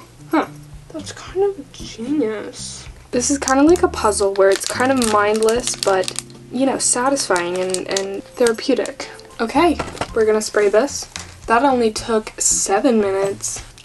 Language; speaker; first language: English; native; English